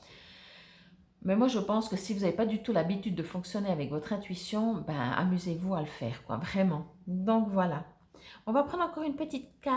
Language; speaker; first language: French; native; French